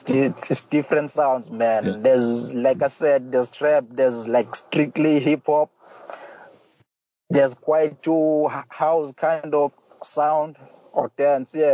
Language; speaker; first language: English; non-native, local second language; Zulu